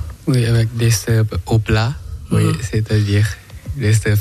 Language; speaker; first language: French; non-native, learner; Thai